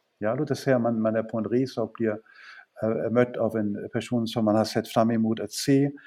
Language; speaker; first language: Swedish; non-native, fluent; German